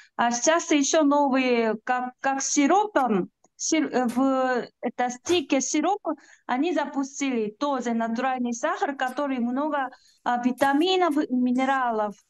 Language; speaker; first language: Russian; non-native, learner; Korean